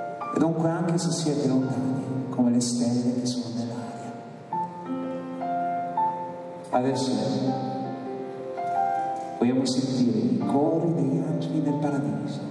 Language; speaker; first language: Italian; non-native, fluent; English